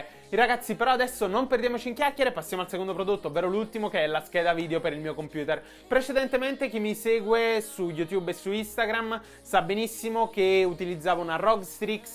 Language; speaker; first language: Italian; native; Italian